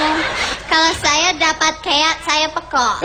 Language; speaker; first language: Indonesian; non-native, fluent; English